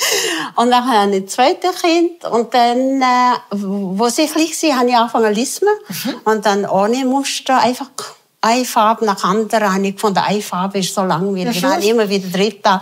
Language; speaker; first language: German; non-native, fluent; Tibetan